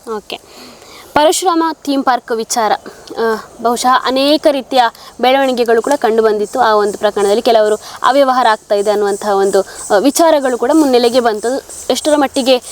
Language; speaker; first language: Kannada; native; Kannada